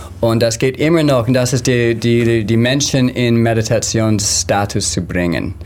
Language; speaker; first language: German; non-native, learner; English